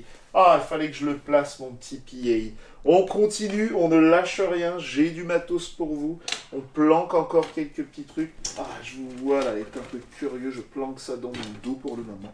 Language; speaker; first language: French; native; French